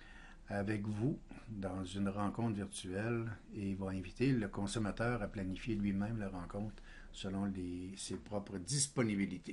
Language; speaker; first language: French; native; French